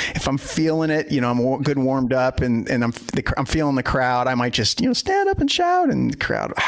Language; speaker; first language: English; native; English